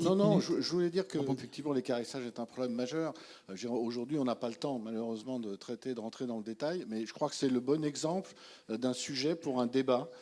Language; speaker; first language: French; native; French